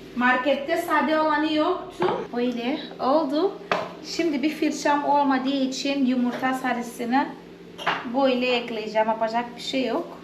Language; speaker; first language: Turkish; non-native, fluent; Portuguese